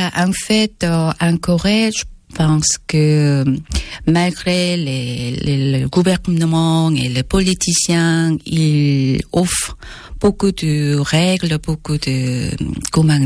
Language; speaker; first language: French; non-native, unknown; Korean